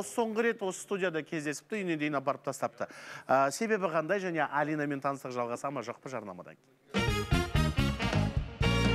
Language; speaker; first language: Kazakh; native; Kazakh